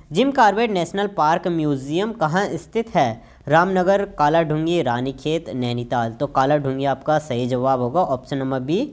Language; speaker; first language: Hindi; native; Hindi